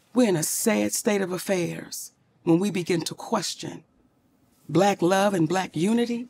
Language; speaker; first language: English; native; English